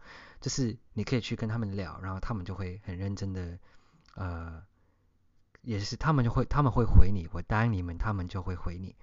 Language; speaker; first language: Chinese; early bilingual, heritage; English